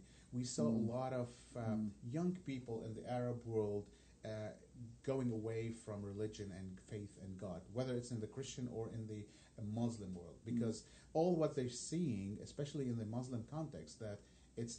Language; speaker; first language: English; non-native, fluent; Arabic